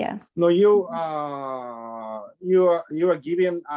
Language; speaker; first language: English; non-native, learner; Japanese